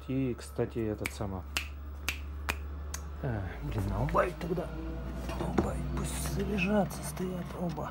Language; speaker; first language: Russian; native; Russian